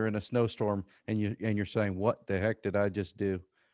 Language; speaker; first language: English; native; English